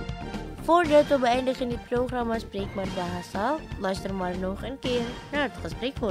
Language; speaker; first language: Dutch; non-native, fluent; Indonesian